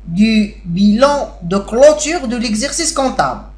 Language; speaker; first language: French; non-native, local second language; Arabic